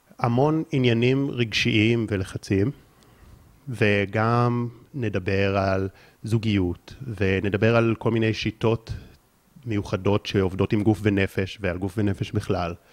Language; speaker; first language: Hebrew; native; Hebrew